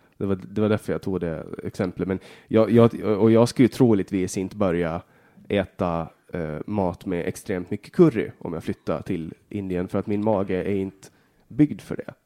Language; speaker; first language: Swedish; native; Swedish